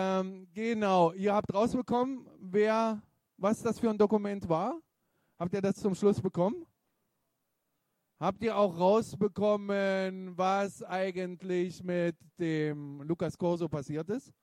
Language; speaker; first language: German; native; German